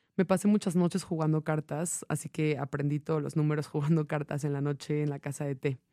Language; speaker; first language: Spanish; non-native, fluent; English